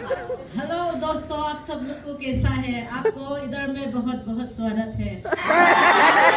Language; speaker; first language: Hindi; non-native, learner; Mizo